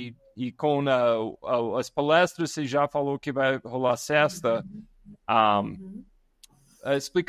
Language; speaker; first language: Portuguese; non-native, fluent; English